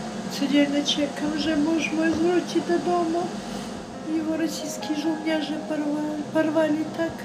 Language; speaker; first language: Polish; non-native, learner; Chechen